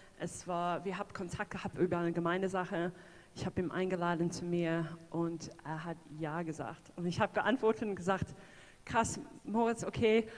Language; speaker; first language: German; non-native, fluent; English